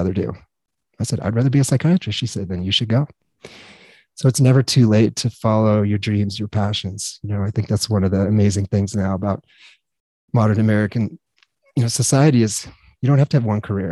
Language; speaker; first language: English; native; English